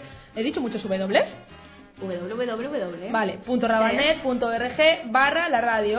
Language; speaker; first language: Spanish; native; Spanish